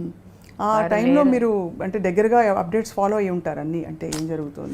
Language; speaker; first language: Telugu; native; Telugu